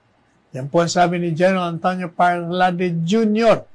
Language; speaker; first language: Filipino; native; Filipino